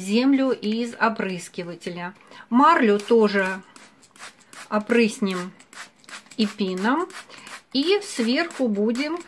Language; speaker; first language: Russian; native; Russian